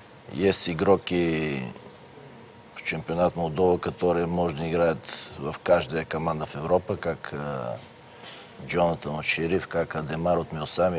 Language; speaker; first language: Russian; non-native, learner; Bulgarian